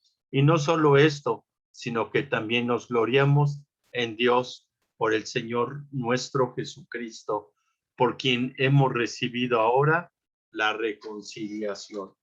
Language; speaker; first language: Spanish; native; Spanish